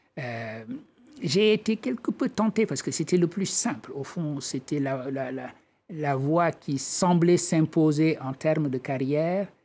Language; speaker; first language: French; non-native, local second language; Wolof